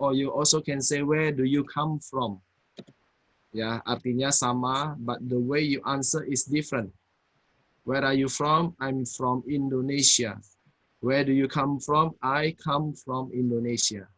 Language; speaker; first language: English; non-native, fluent; Indonesian